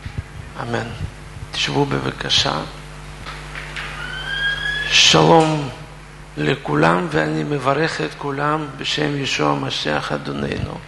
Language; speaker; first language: Hebrew; non-native, fluent; Russian